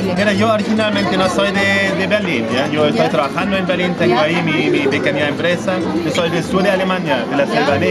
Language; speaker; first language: Spanish; non-native, fluent; German